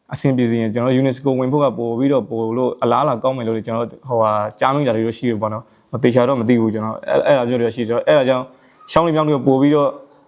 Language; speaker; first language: Burmese; native; Burmese